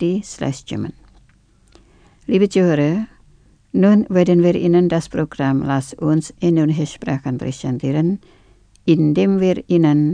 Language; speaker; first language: German; non-native, fluent; Indonesian